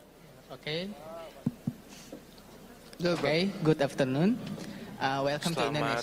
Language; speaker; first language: English; non-native, learner; Indonesian